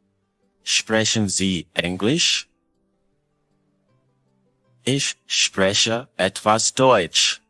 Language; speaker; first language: German; non-native, fluent; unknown